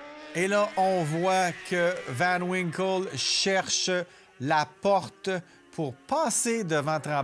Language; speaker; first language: French; native; French